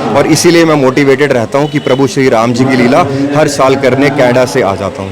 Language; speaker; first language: Hindi; native; Hindi